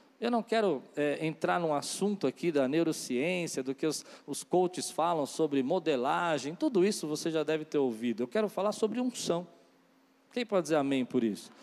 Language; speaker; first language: Portuguese; native; Portuguese